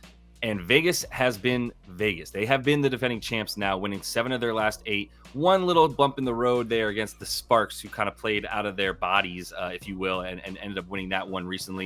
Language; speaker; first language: English; native; English